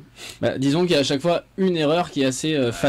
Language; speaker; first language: French; native; French